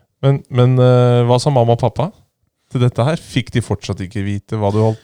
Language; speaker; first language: Norwegian; native; Norwegian